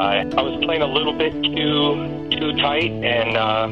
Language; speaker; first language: English; native; English